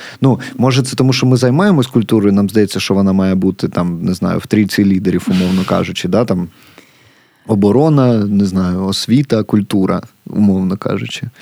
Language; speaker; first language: Ukrainian; native; Ukrainian